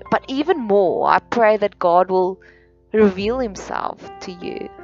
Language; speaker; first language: English; non-native, local second language; Afrikaans